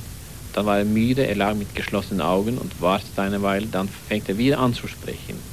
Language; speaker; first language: German; non-native, fluent; Norwegian